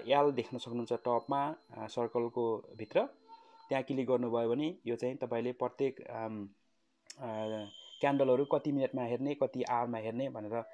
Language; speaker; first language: Nepali; native; Nepali